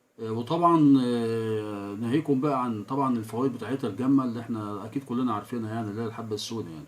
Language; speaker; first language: Arabic; native; Arabic